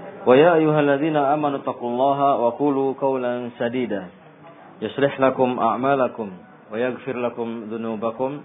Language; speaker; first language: Arabic; non-native, fluent; Indonesian